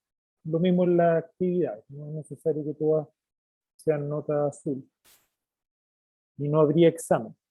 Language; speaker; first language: Spanish; native; Spanish